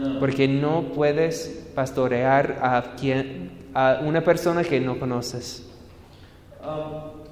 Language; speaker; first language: Spanish; non-native, fluent; English